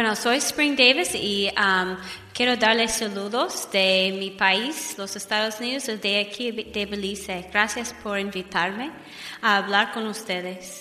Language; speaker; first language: Spanish; non-native, fluent; English